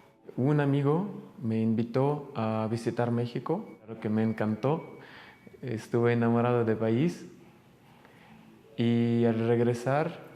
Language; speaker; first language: Spanish; non-native, fluent; Russian